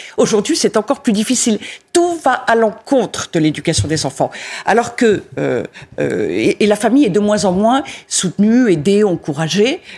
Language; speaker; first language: French; native; French